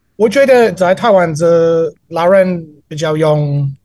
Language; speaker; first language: Chinese; non-native, learner; English